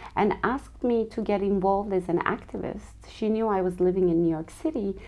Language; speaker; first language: English; non-native, fluent; Turkish